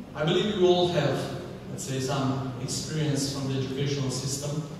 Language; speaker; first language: English; non-native, fluent; Slovenian